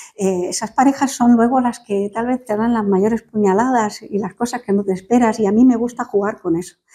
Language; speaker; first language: Spanish; non-native, fluent; English